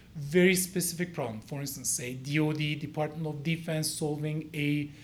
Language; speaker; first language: English; non-native, fluent; Turkish